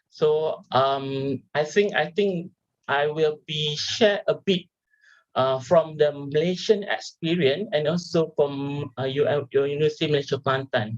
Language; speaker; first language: English; non-native, local second language; Malay